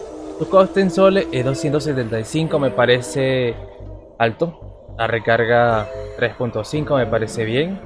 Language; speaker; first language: Spanish; native; Spanish